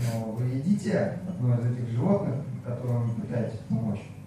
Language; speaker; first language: Russian; native; Russian